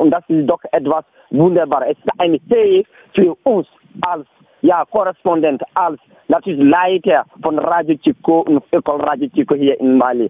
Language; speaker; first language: German; non-native, learner; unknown